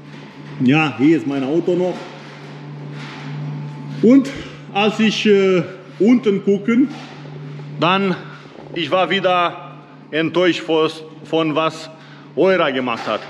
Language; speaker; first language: German; non-native, learner; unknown